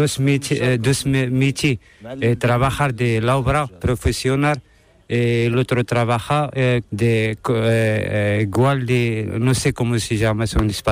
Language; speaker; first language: Spanish; non-native, learner; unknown